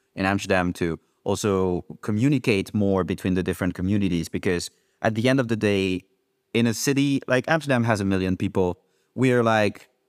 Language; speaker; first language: English; non-native, fluent; French